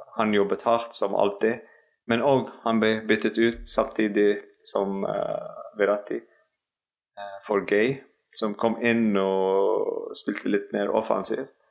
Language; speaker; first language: Norwegian; non-native, fluent; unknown